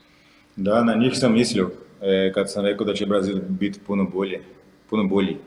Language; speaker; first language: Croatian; non-native, fluent; Portuguese